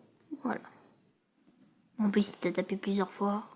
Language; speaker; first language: French; native; French